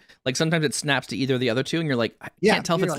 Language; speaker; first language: English; native; English